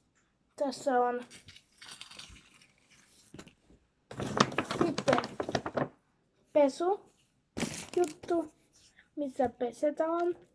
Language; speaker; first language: Finnish; non-native, learner; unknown